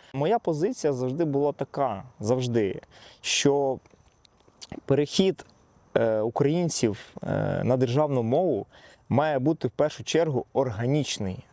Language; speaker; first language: Ukrainian; non-native, local second language; Russian